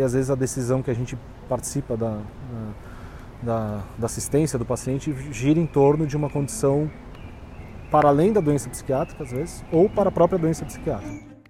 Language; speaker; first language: Portuguese; native; Portuguese